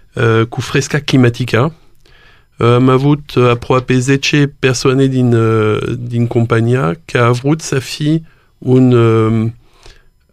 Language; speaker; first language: Romanian; non-native, learner; French